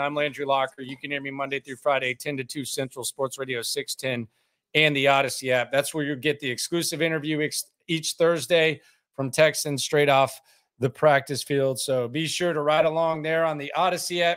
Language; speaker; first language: English; native; English